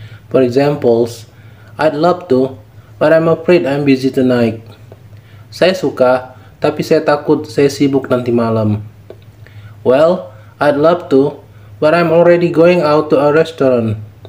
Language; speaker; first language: English; non-native, fluent; Indonesian